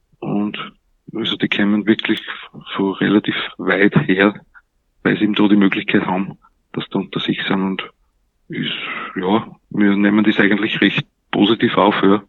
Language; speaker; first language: German; native; German